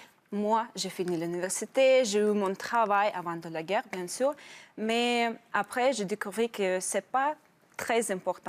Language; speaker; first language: French; non-native, learner; Russian